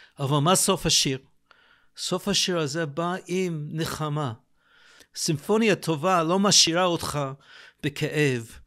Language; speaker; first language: Hebrew; non-native, fluent; English